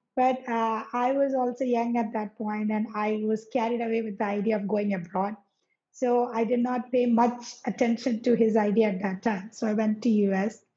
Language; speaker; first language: English; non-native, local second language; Malayalam